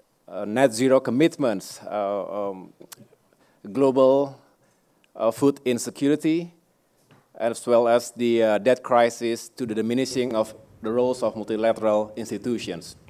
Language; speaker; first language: English; non-native, fluent; Indonesian